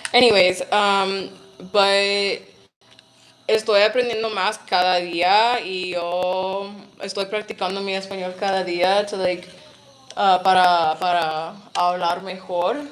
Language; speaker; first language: Spanish; non-native, learner; English